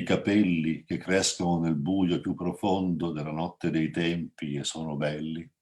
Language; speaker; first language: Italian; native; Italian